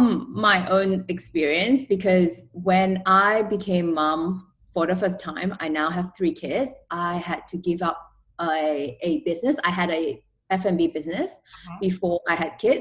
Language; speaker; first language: English; non-native, local second language; Chinese